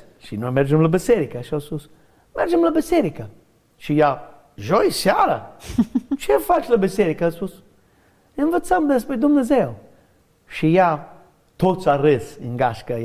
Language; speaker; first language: Romanian; non-native, learner; English